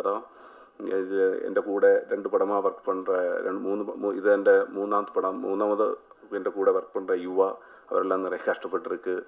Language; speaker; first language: Tamil; non-native, learner; Malayalam